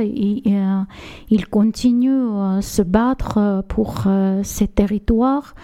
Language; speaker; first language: French; non-native, learner; Armenian